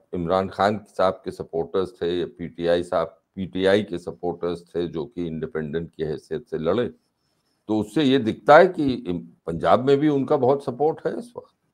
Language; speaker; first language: Hindi; native; Hindi